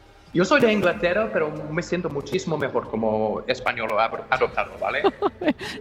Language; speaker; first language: Spanish; non-native, fluent; English